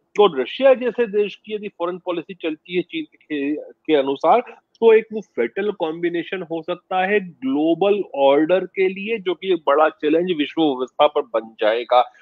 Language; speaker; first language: Hindi; native; Hindi